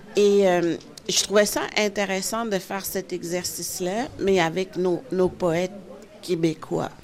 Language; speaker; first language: French; early bilingual, other home language; Haitian Creole